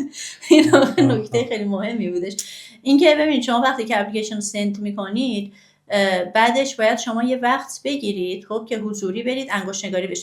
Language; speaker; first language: Persian; native; Persian